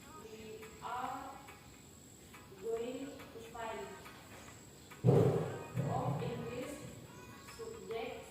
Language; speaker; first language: English; non-native, learner; Indonesian